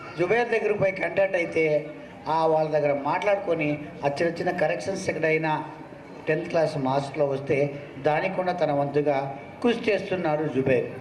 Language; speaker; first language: Telugu; non-native, local second language; Kannada